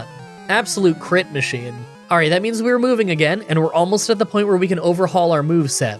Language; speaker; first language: English; native; English